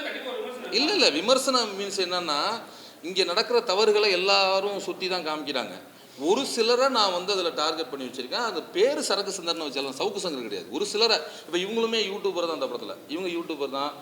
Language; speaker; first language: Tamil; native; Tamil